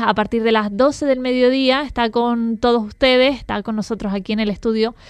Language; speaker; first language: Spanish; native; Spanish